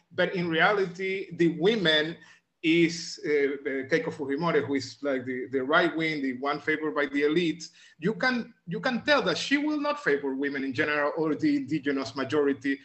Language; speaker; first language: English; non-native, fluent; Spanish